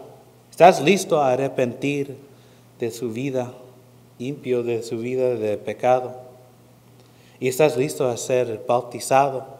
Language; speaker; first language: Spanish; non-native, fluent; English